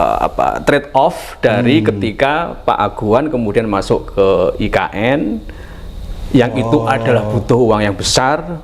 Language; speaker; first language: Indonesian; native; Indonesian